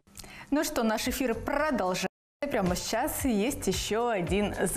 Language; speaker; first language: Russian; native; Russian